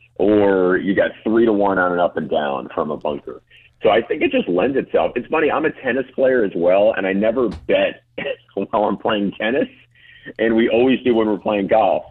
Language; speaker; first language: English; native; English